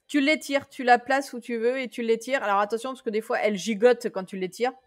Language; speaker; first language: French; native; French